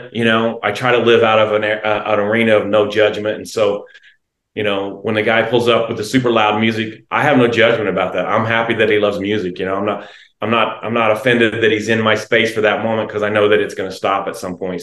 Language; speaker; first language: English; native; English